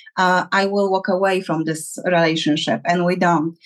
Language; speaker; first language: English; non-native, fluent; Polish